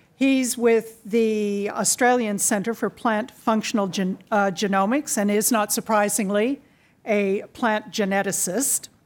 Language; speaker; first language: English; native; English